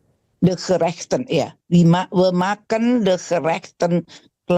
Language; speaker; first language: Dutch; non-native, learner; Indonesian